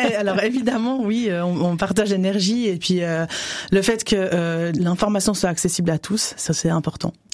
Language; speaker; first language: French; native; French